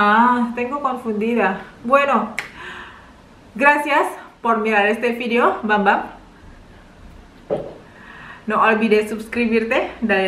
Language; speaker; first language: Spanish; non-native, learner; Indonesian